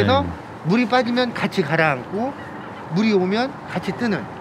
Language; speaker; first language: Korean; native; Korean